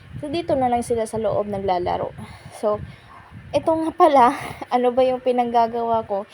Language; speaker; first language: Filipino; non-native, local second language; Waray